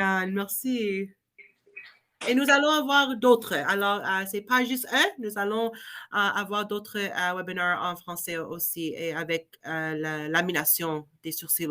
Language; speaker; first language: French; non-native, learner; English